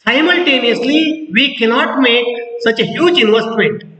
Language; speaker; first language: English; non-native, local second language; Kannada